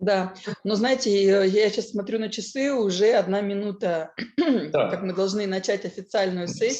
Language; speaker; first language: Russian; native; Russian